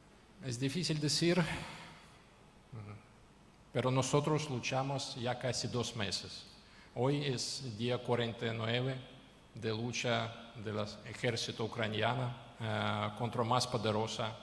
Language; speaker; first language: Spanish; non-native, learner; Ukrainian